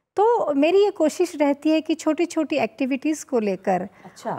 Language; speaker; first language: Hindi; native; Hindi